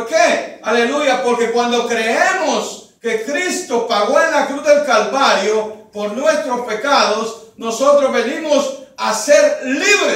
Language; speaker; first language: Spanish; native; Spanish